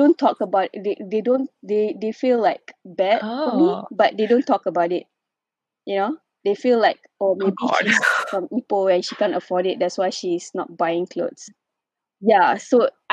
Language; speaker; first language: English; non-native, local second language; Malay